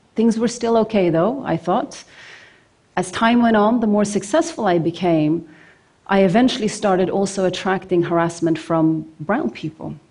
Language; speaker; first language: English; non-native, fluent; Norwegian